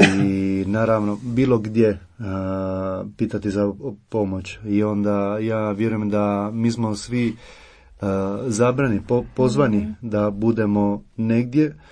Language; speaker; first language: Croatian; non-native, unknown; Italian